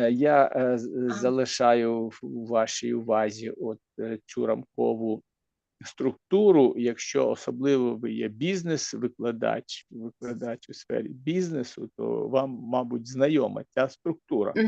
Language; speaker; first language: Ukrainian; native; Ukrainian